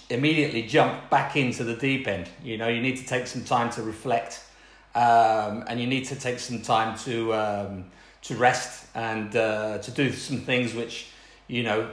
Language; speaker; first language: English; native; English